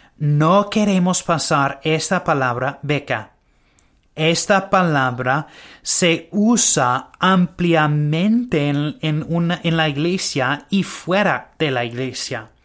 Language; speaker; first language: Spanish; non-native, learner; English